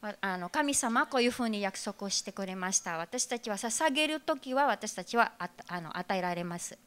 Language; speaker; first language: Japanese; non-native, fluent; Filipino